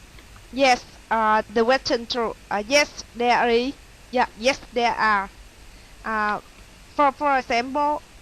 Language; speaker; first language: English; non-native, learner; Vietnamese